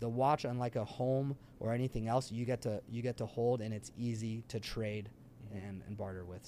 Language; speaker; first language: English; early bilingual, other home language; French